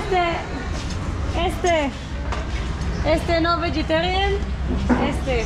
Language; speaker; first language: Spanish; non-native, learner; Hebrew